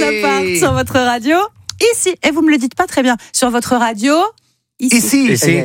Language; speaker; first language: French; native; French